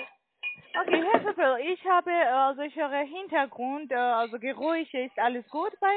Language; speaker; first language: German; non-native, learner; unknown